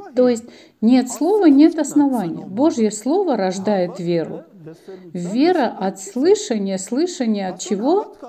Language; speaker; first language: Russian; non-native, local second language; Armenian